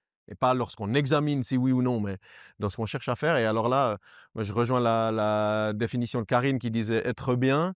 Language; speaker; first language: French; native; French